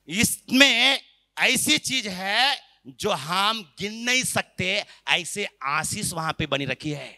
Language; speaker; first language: Hindi; non-native, local second language; Marathi